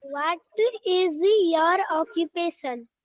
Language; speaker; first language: English; non-native, learner; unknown